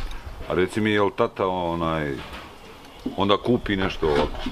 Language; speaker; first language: Bosnian; native; Bosnian